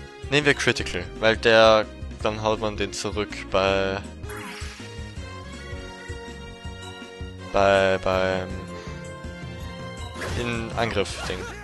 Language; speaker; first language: German; native; German